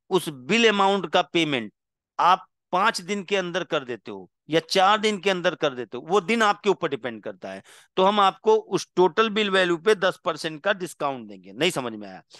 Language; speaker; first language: Hindi; non-native, local second language; Gujarati